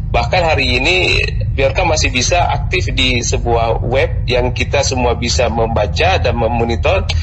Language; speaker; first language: Indonesian; non-native, local second language; Achinese